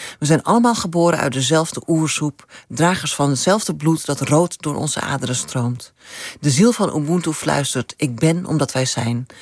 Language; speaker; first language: Dutch; native; Dutch